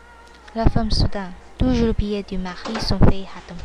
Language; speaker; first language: French; non-native, learner; Chinese